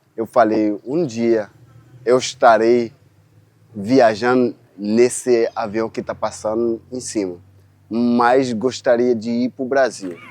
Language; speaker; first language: Portuguese; non-native, fluent; Haitian Creole